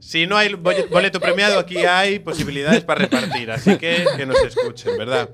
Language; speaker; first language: Spanish; native; Spanish